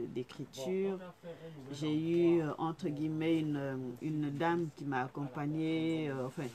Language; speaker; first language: French; non-native, fluent; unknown